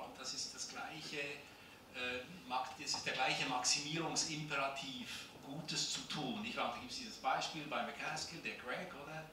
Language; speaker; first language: German; native; German